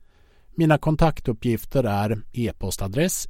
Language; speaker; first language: Swedish; native; Swedish